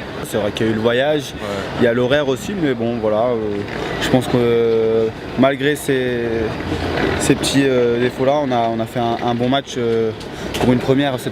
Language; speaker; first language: French; native; French